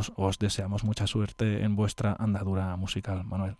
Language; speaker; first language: Spanish; non-native, local second language; Catalan